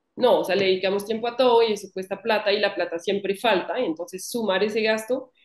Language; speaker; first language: Spanish; non-native, fluent; French